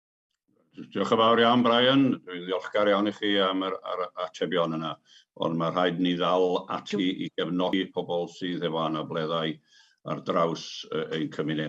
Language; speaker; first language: Welsh; native; Welsh